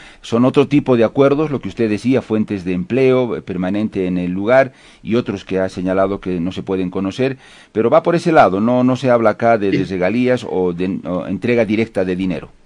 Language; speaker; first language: Spanish; native; Spanish